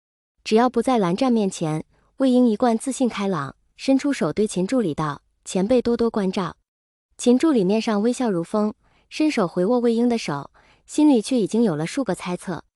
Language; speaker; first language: Chinese; native; Chinese